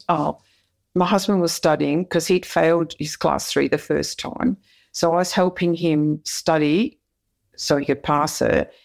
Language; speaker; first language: English; native; English